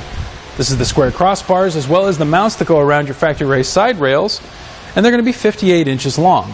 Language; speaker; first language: English; native; English